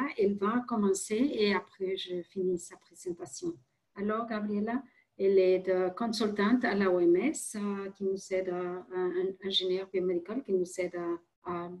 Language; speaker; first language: French; non-native, fluent; Spanish